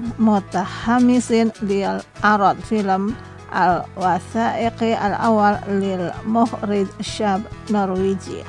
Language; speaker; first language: Arabic; non-native, fluent; Indonesian